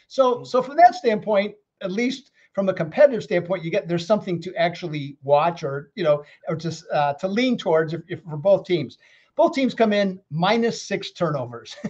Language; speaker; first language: English; native; English